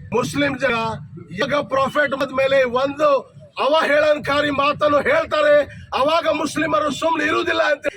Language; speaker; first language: Kannada; non-native, local second language; Urdu